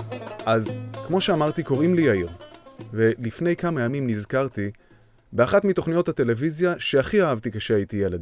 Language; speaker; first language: Hebrew; native; Hebrew